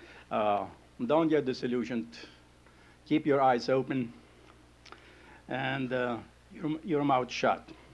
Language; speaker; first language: English; non-native, fluent; Lithuanian